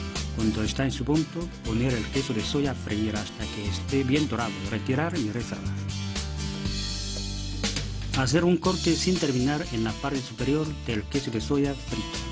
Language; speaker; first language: Spanish; non-native, fluent; Chinese